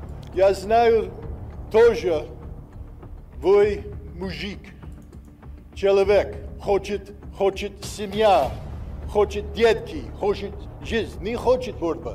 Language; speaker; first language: Russian; non-native, learner; English